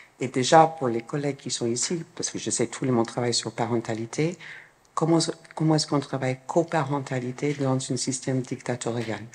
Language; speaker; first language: French; non-native, fluent; English